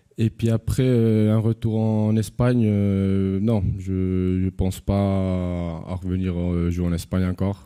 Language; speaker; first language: French; non-native, fluent; Spanish